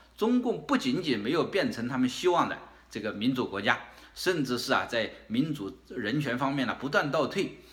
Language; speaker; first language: Chinese; native; Chinese